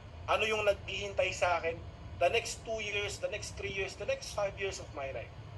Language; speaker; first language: English; non-native, local second language; Filipino